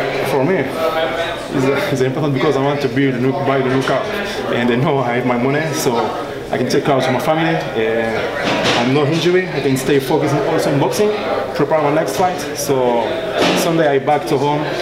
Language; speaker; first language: English; non-native, learner; French